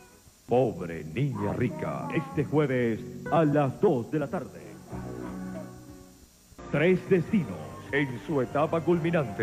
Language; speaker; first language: Spanish; native; Spanish